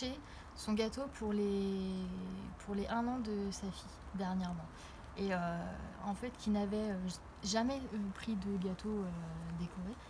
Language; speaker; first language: French; native; French